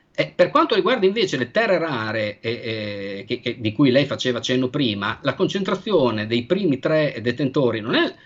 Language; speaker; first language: Italian; native; Italian